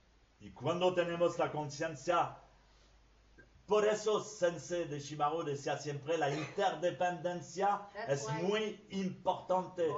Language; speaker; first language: Spanish; non-native, fluent; French